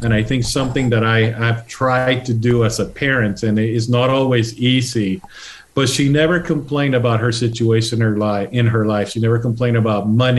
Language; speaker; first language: English; non-native, fluent; Spanish